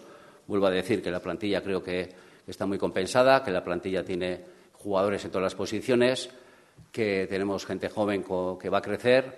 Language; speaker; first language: Spanish; native; Spanish